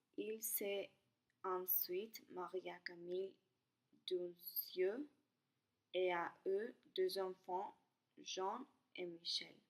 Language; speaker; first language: French; non-native, learner; Spanish